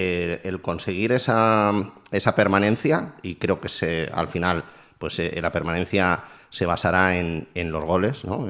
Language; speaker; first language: Spanish; native; Spanish